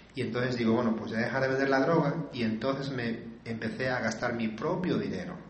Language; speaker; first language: Spanish; native; Spanish